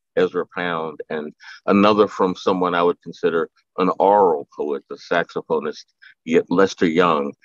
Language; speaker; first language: English; native; English